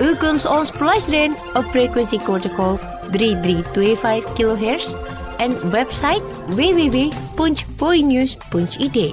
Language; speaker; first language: Dutch; non-native, fluent; Indonesian